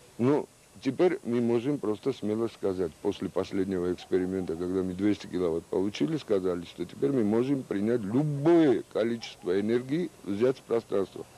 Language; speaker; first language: Russian; non-native, local second language; Georgian